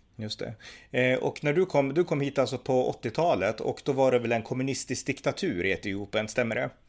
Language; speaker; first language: Swedish; native; Swedish